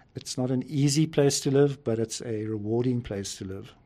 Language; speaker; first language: English; native; English